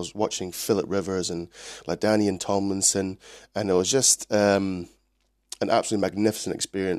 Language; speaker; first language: English; native; English